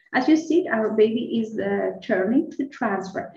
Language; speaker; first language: English; non-native, fluent; Persian